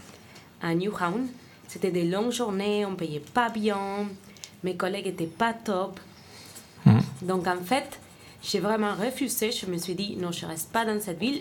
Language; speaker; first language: French; non-native, fluent; Spanish